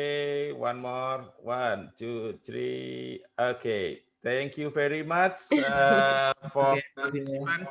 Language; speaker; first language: English; non-native, learner; Indonesian